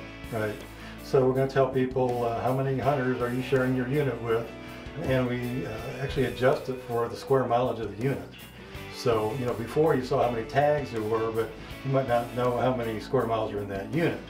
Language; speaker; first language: English; native; English